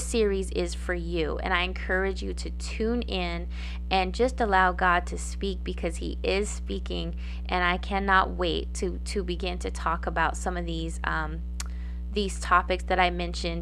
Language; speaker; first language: English; native; English